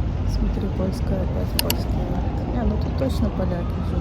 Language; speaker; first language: Russian; native; Russian